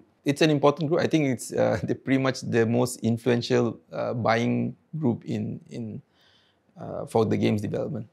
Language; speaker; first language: English; non-native, local second language; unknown